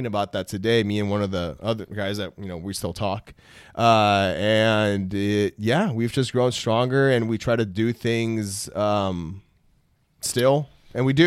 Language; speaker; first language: English; native; English